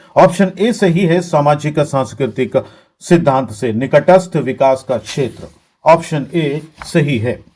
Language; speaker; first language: Hindi; native; Hindi